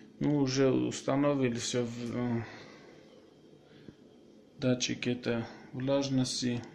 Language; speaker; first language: Russian; non-native, local second language; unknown